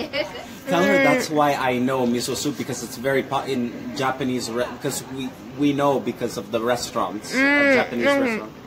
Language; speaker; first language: English; non-native, learner; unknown